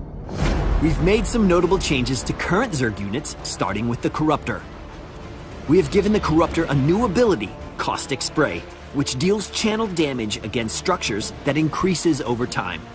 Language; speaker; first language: English; native; English